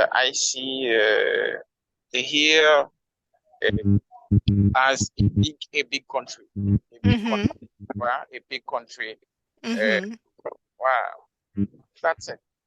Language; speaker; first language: English; non-native, learner; Haitian Creole